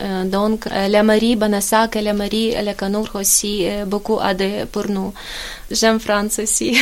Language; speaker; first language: French; non-native, learner; Ukrainian